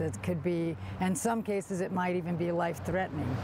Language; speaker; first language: English; native; English